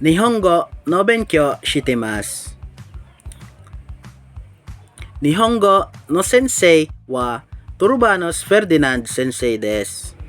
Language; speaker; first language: Japanese; non-native, learner; Hiligaynon